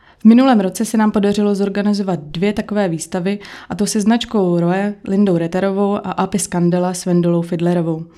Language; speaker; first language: Czech; native; Czech